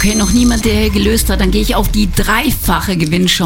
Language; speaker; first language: German; native; German